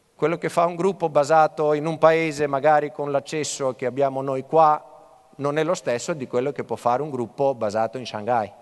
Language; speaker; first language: Italian; non-native, fluent; Greek